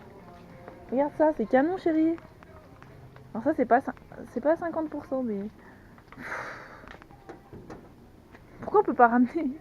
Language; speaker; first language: French; native; French